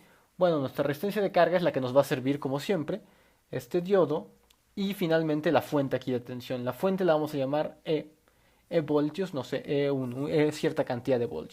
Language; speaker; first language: Spanish; native; Spanish